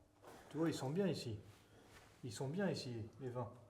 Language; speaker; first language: French; native; French